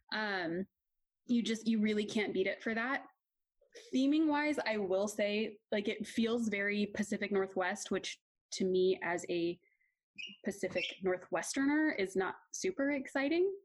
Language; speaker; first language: English; native; English